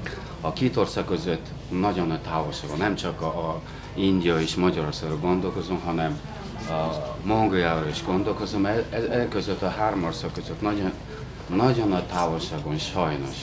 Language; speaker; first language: Hungarian; non-native, fluent; Mongolian